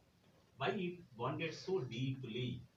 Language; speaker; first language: English; non-native, local second language; Telugu